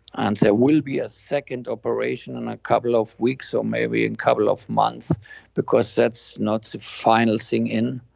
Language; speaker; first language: English; non-native, fluent; German